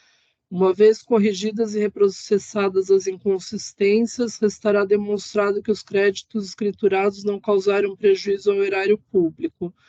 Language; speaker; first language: Portuguese; native; Portuguese